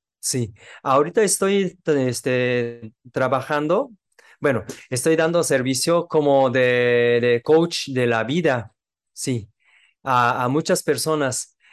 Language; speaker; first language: Spanish; non-native, fluent; Japanese